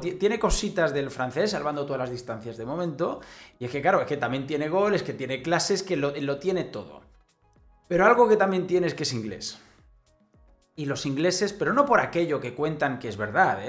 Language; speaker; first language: Spanish; native; Spanish